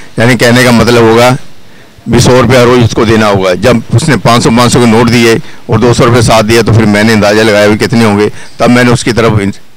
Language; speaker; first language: Hindi; native; Hindi